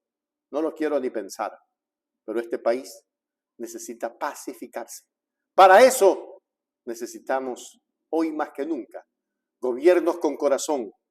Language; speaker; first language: Spanish; native; Spanish